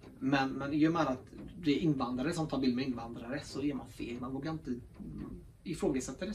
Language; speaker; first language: Swedish; early bilingual, other home language; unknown